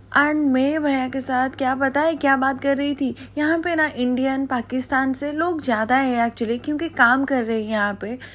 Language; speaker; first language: Hindi; native; Hindi